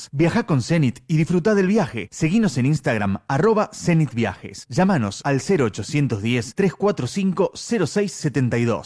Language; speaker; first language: Spanish; native; Spanish